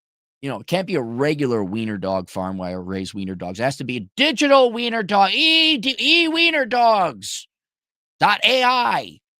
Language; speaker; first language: English; native; English